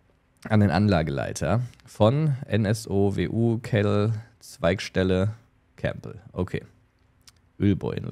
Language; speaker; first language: German; native; German